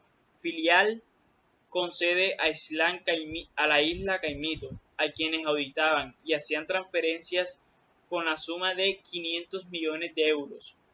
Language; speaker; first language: Spanish; native; Spanish